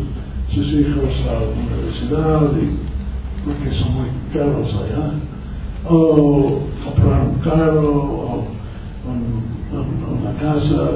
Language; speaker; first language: Spanish; non-native, learner; English